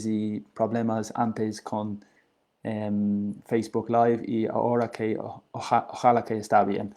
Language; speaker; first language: Spanish; non-native, learner; English